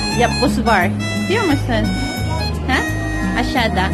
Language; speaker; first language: Turkish; non-native, learner; Filipino